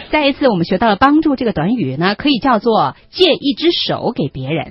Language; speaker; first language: Chinese; native; Chinese